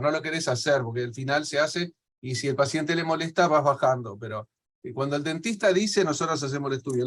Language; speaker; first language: Spanish; native; Spanish